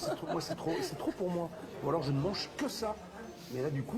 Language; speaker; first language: French; native; French